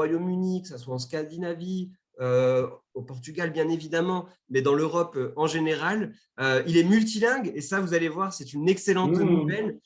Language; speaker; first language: French; native; French